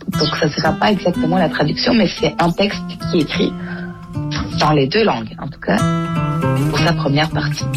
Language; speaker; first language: French; non-native, fluent; Greek